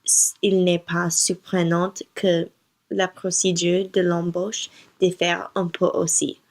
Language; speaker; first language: French; non-native, learner; English